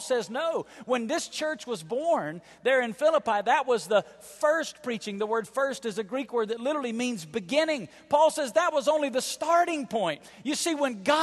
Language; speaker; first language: English; native; English